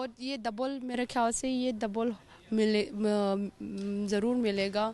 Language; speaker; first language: Hindi; non-native, local second language; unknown